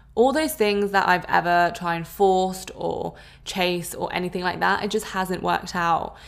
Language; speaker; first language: English; native; English